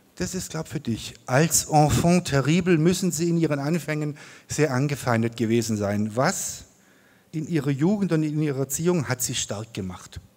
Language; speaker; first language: German; native; German